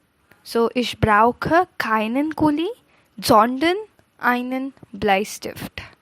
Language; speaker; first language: German; non-native, fluent; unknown